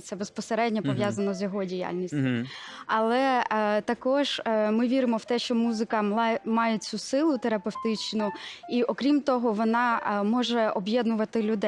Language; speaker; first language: Ukrainian; native; Ukrainian